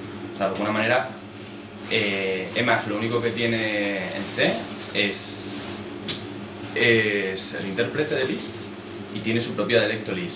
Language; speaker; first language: Spanish; native; Spanish